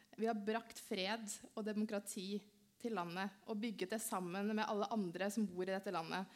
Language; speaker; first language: Norwegian; early bilingual, other home language; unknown